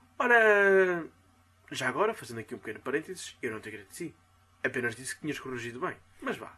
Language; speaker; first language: Portuguese; native; Portuguese